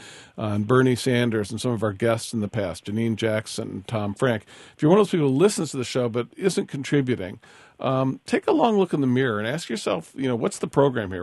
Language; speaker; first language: English; native; English